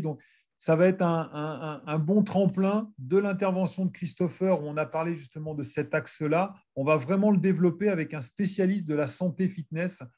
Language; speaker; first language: French; native; French